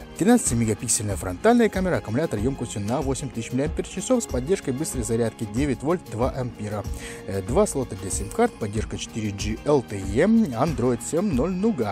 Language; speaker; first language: Russian; native; Russian